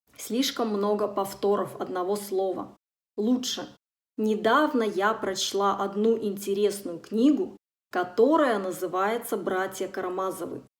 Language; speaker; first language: Russian; native; Russian